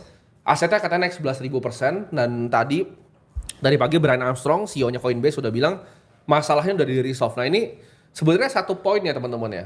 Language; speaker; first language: Indonesian; native; Indonesian